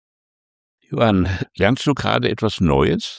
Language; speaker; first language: German; native; German